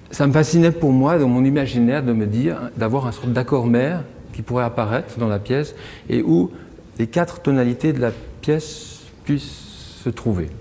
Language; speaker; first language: French; native; French